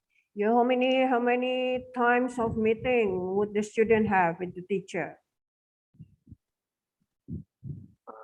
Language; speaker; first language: English; non-native, fluent; Indonesian